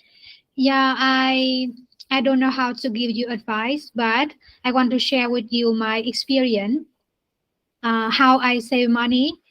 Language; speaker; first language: English; non-native, learner; Vietnamese